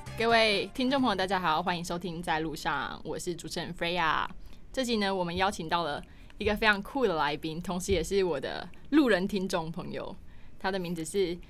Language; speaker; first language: Chinese; native; Chinese